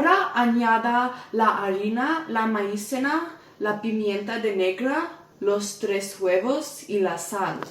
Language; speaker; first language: Spanish; non-native, learner; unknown